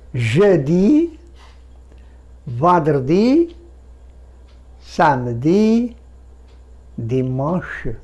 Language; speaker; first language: French; non-native, fluent; Bangla